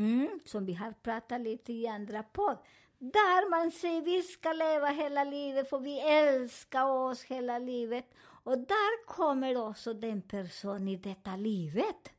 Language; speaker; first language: Swedish; non-native, fluent; Spanish